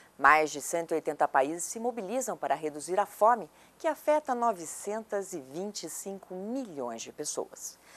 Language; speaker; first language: Portuguese; native; Portuguese